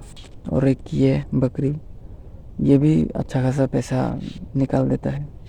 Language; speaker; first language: Hindi; non-native, local second language; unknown